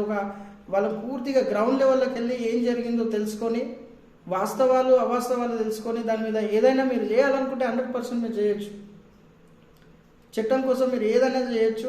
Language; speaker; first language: Telugu; native; Telugu